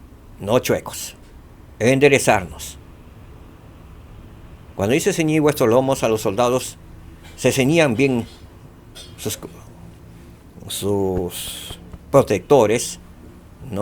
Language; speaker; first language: Spanish; native; Spanish